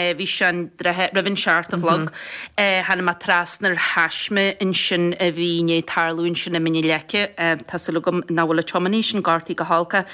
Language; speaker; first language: Irish; native; Irish